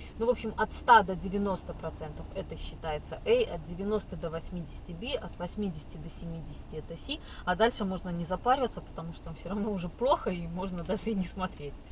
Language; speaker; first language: Russian; native; Russian